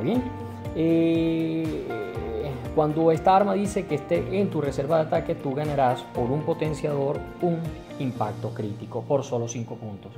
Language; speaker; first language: Spanish; native; Spanish